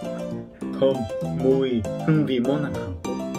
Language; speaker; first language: Vietnamese; non-native, learner; Korean